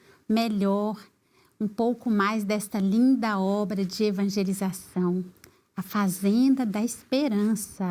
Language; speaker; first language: Portuguese; native; Portuguese